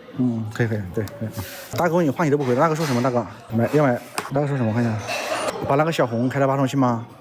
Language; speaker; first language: Chinese; native; Chinese